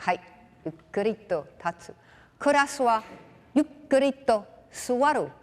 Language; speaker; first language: Japanese; non-native, learner; English